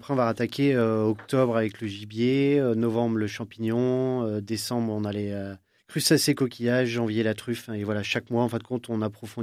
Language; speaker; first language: French; native; French